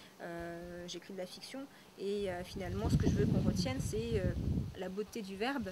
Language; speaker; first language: French; native; French